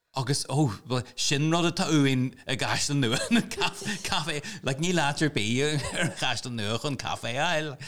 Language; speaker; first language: Irish; non-native, local second language; English